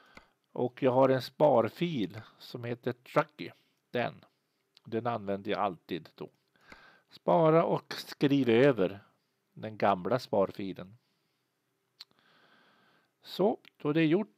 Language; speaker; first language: Swedish; native; Swedish